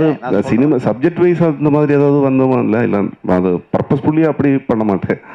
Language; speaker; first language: Tamil; non-native, learner; Malayalam